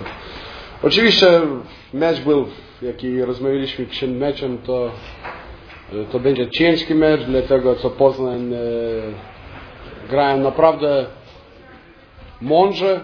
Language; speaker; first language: Polish; non-native, learner; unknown